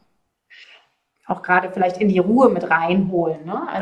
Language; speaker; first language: German; native; German